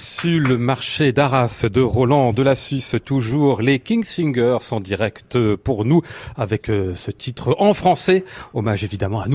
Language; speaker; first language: French; native; French